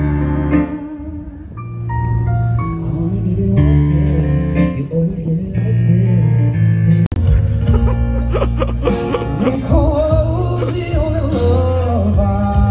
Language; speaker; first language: Korean; native; Korean